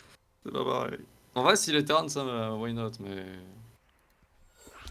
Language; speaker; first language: French; native; French